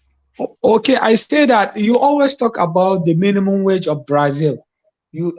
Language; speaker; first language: English; non-native, fluent; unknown